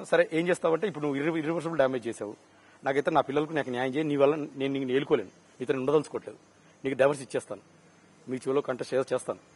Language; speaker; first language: Telugu; native; Telugu